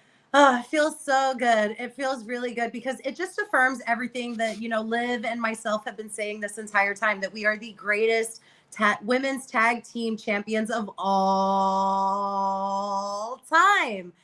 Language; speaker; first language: English; native; English